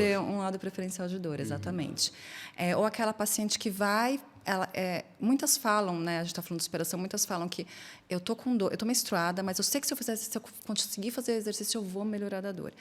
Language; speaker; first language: Portuguese; native; Portuguese